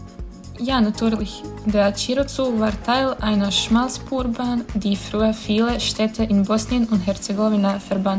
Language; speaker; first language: German; non-native, learner; Bosnian